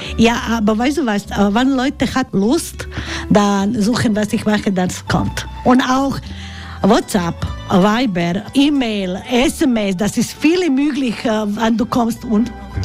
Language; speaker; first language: German; non-native, learner; Croatian